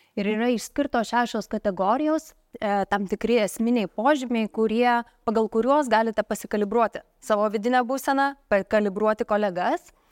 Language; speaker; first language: Lithuanian; native; Lithuanian